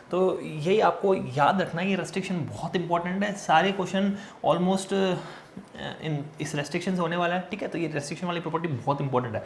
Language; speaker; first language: Hindi; native; Hindi